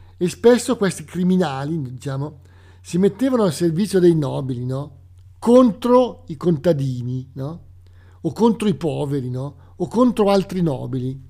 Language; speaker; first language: Italian; native; Italian